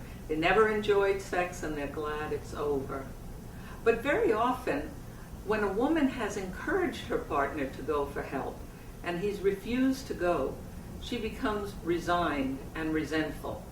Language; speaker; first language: English; native; English